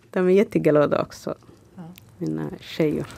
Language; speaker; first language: Swedish; non-native, learner; Somali